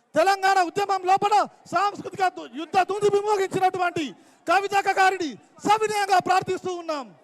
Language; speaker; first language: Telugu; native; Telugu